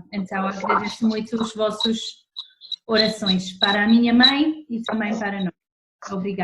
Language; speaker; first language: Portuguese; non-native, fluent; English